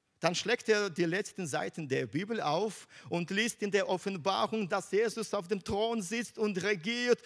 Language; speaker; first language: German; non-native, fluent; Russian